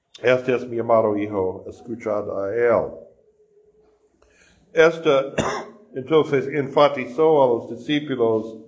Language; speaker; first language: Spanish; non-native, fluent; English